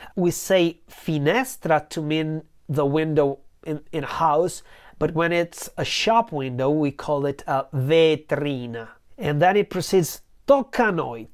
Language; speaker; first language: English; non-native, fluent; Italian